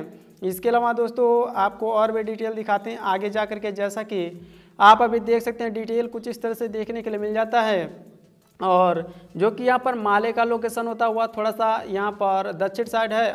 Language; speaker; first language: Hindi; native; Hindi